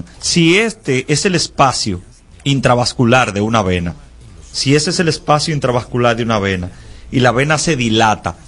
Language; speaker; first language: Spanish; native; Spanish